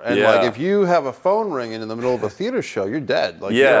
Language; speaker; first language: English; native; English